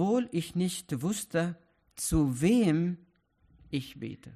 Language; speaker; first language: German; non-native, fluent; Arabic